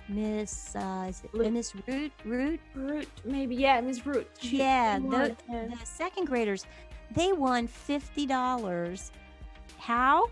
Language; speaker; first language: English; native; English